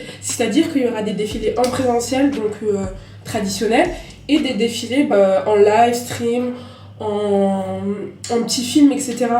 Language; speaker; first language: French; native; French